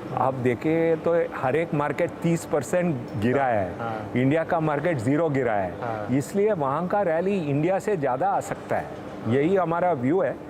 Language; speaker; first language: Hindi; non-native, local second language; Tamil